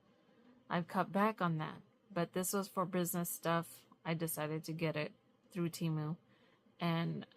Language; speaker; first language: English; native; English